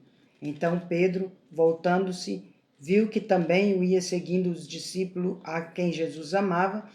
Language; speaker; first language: Portuguese; native; Portuguese